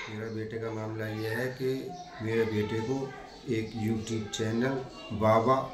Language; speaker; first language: Hindi; native; Hindi